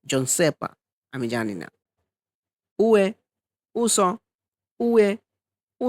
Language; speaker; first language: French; non-native, fluent; Bangla